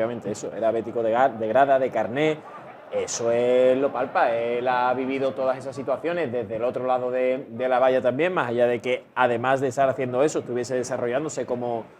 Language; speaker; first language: Spanish; native; Spanish